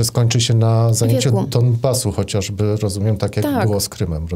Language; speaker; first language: Polish; native; Polish